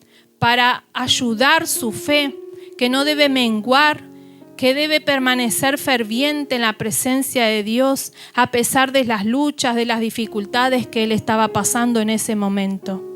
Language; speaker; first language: Spanish; native; Spanish